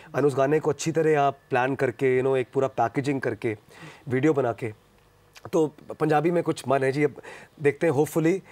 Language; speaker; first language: Hindi; non-native, local second language; Punjabi